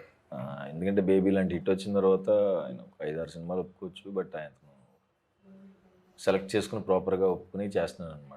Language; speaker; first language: Telugu; native; Telugu